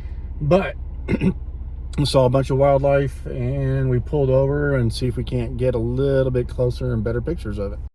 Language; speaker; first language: English; native; English